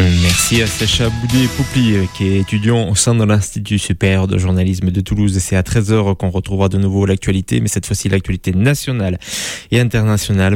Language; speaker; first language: French; native; French